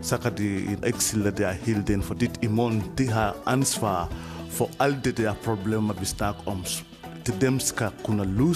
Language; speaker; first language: Danish; non-native, fluent; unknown